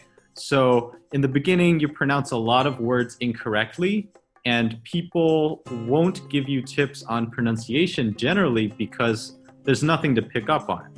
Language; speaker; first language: English; early bilingual, other home language; Chinese